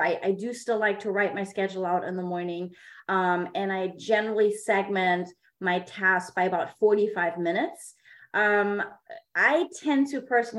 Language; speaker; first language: English; non-native, fluent; German